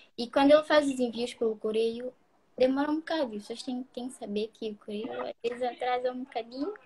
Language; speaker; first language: Portuguese; native; Portuguese